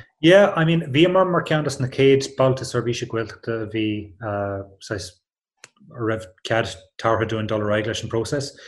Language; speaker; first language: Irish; non-native, local second language; English